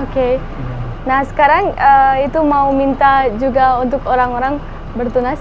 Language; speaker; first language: Indonesian; non-native, fluent; German